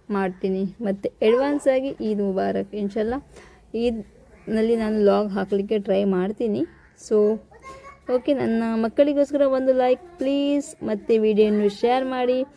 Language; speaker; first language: Kannada; non-native, local second language; Urdu